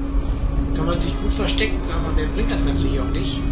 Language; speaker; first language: German; native; German